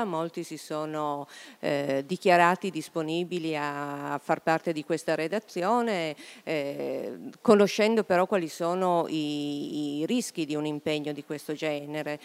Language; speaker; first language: Italian; native; Italian